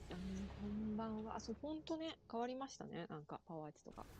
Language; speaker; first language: Japanese; native; Japanese